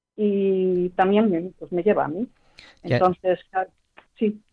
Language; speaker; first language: Spanish; early bilingual, heritage; French